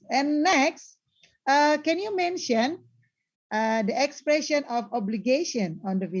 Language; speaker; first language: English; non-native, learner; Indonesian